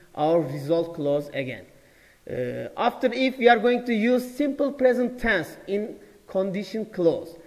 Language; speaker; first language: English; non-native, fluent; Turkish